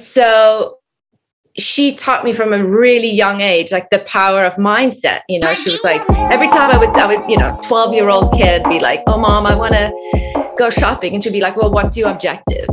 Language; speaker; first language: English; native; English